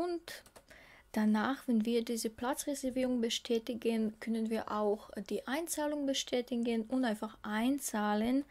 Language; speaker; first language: German; non-native, fluent; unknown